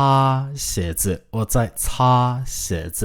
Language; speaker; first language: Chinese; non-native, fluent; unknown